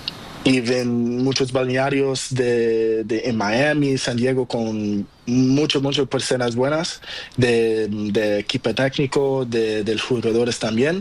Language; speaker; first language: Spanish; non-native, learner; Portuguese